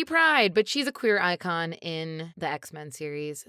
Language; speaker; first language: English; native; English